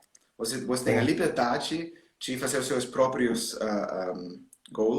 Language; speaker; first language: Portuguese; non-native, learner; German